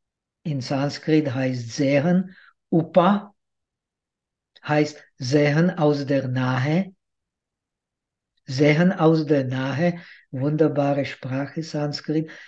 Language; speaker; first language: German; non-native, fluent; Czech